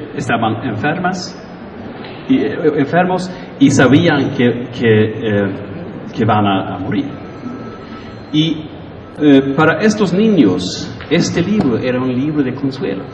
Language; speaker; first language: Spanish; non-native, learner; Swedish